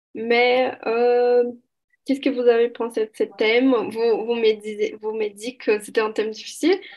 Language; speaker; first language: French; non-native, learner; Portuguese